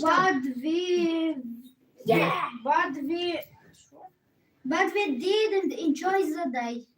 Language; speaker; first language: English; non-native, learner; Ukrainian